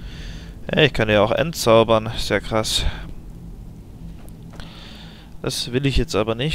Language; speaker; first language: German; native; German